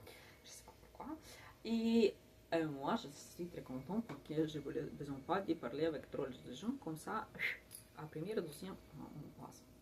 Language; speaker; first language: French; non-native, learner; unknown